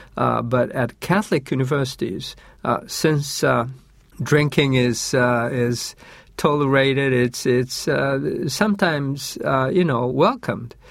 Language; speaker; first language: English; non-native, fluent; Japanese